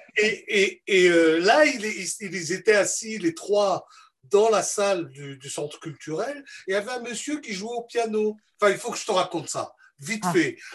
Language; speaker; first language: French; non-native, local second language; Malagasy